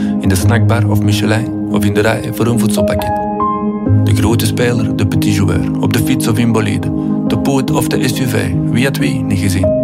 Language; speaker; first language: Dutch; native; Dutch